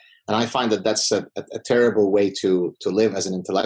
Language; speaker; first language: English; non-native, fluent; Arabic